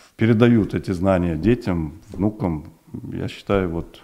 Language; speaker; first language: Russian; non-native, local second language; Uzbek